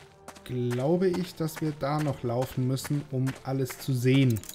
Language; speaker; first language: German; native; German